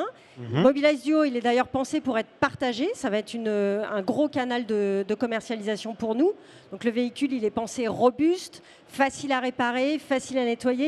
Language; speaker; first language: French; native; French